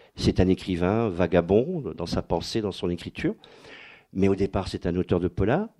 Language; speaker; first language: French; native; French